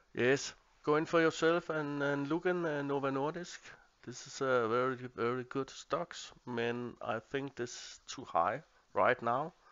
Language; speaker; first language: English; non-native, learner; Danish